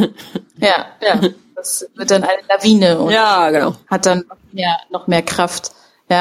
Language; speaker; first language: German; native; German